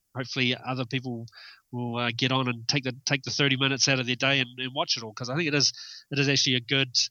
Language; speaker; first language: English; native; English